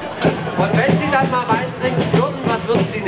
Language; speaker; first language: German; native; German